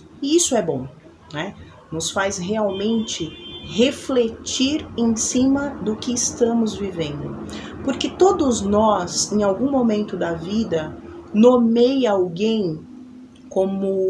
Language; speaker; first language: Portuguese; native; Portuguese